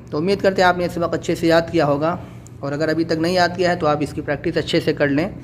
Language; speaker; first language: Urdu; native; Urdu